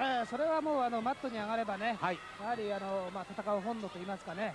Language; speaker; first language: Japanese; native; Japanese